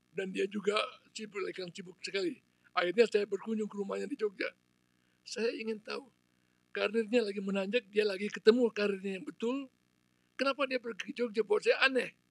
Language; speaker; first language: Indonesian; non-native, local second language; Balinese